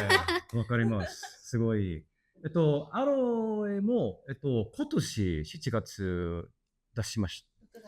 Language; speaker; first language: Japanese; non-native, learner; English